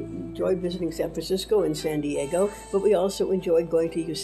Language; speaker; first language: English; native; English